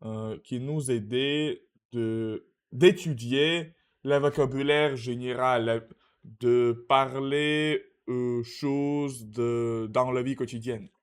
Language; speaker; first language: French; non-native, learner; Russian